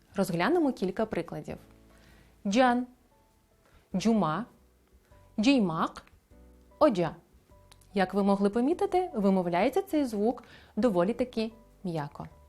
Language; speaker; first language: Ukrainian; non-native, local second language; Crimean Tatar